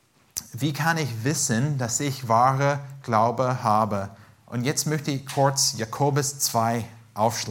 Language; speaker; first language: German; non-native, fluent; English